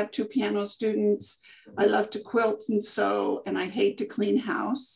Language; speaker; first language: English; native; English